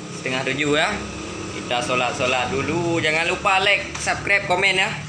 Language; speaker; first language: Malay; non-native, local second language; Achinese